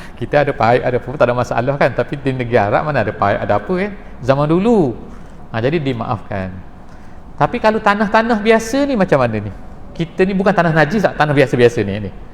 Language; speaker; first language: Malay; native; Malay